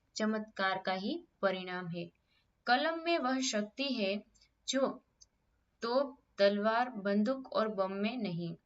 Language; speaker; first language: Hindi; non-native, local second language; Gujarati